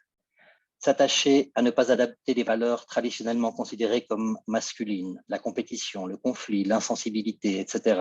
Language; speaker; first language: French; native; French